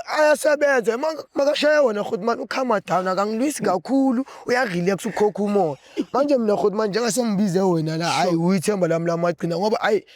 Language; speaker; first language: Zulu; native; Zulu